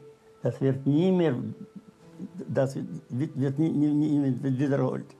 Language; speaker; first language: German; non-native, learner; Russian